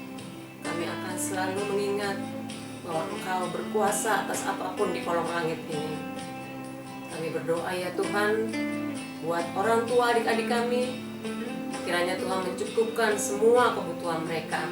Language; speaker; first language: Indonesian; native; Indonesian